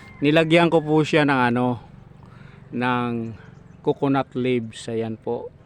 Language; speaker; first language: Filipino; non-native, local second language; Waray